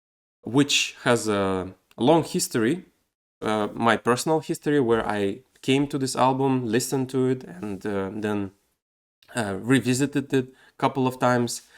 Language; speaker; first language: English; non-native, fluent; Russian